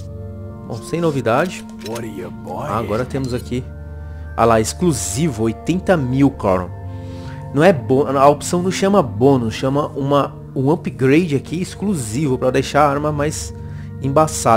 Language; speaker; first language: Portuguese; native; Portuguese